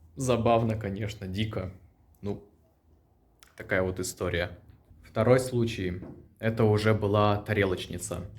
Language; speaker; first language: Russian; native; Russian